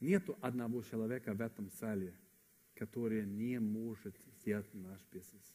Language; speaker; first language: Russian; non-native, fluent; Swedish